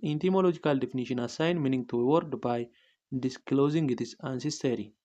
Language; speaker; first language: English; non-native, local second language; Amharic